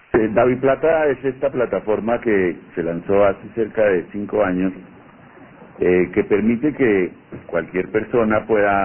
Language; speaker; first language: Spanish; native; Spanish